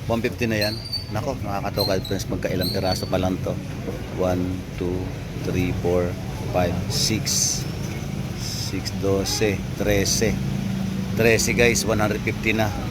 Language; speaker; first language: Filipino; native; Filipino